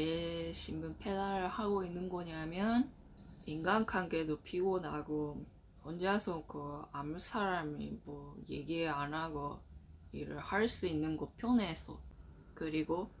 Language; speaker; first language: Korean; non-native, learner; Japanese